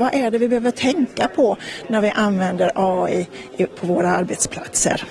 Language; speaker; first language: Swedish; native; Swedish